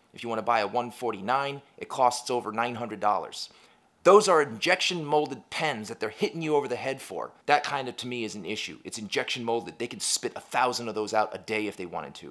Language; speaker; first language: English; native; English